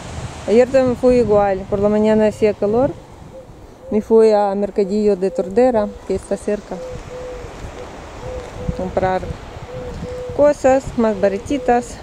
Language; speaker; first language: Spanish; non-native, learner; Russian